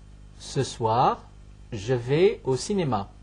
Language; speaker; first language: French; non-native, fluent; Chinese